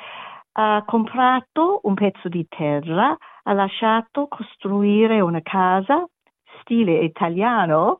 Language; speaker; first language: Italian; non-native, learner; German